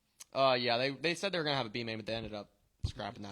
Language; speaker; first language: English; native; English